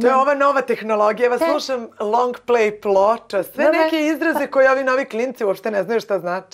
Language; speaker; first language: Serbian; native; Serbian